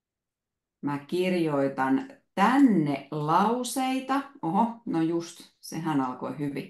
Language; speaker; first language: Finnish; native; Finnish